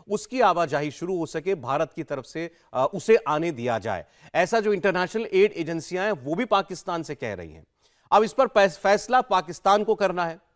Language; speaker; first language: Hindi; native; Hindi